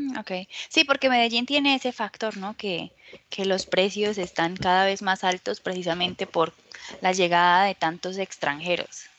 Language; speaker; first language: Spanish; native; Spanish